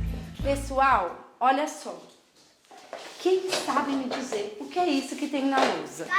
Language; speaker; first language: Portuguese; native; Portuguese